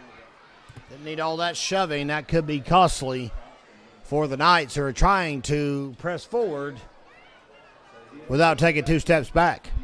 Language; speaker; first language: English; native; English